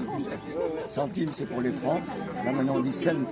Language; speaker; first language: French; native; French